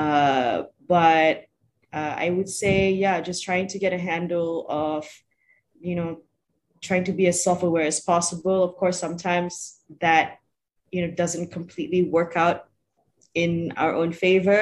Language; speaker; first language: English; non-native, local second language; Malay